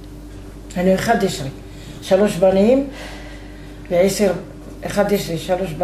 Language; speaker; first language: Hebrew; non-native, fluent; Arabic